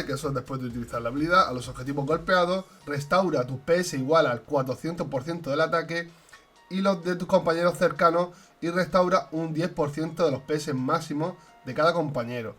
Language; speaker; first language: Spanish; native; Spanish